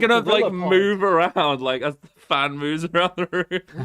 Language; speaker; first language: English; native; English